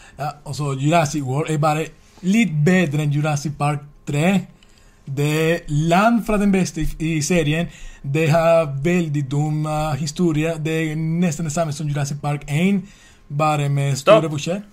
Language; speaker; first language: Norwegian; non-native, learner; Swedish